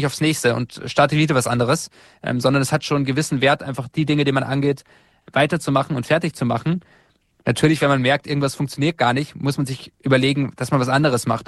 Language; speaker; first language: German; native; German